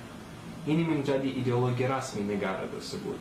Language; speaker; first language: Malay; non-native, fluent; Russian